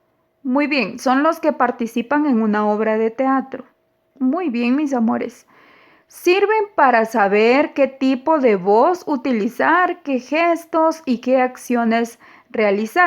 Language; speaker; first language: Spanish; native; Spanish